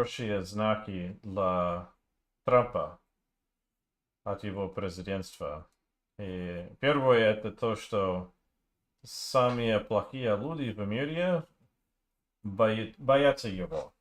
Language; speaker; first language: Russian; non-native, learner; English